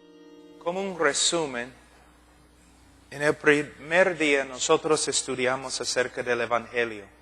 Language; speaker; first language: Spanish; non-native, fluent; English